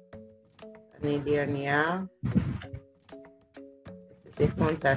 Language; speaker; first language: French; non-native, fluent; English